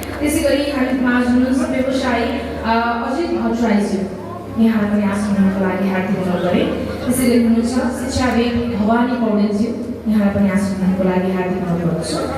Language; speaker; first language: Nepali; native; Nepali